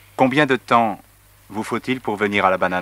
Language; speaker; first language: French; native; French